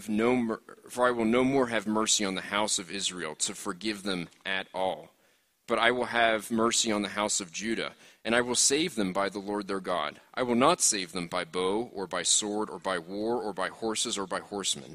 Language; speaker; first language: English; native; English